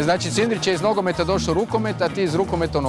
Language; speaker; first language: Croatian; native; Croatian